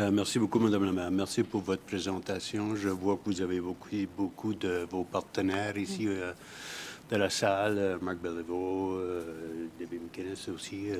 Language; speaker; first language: French; native; French